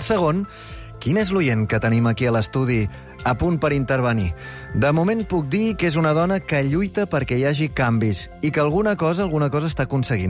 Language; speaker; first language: Catalan; native; Catalan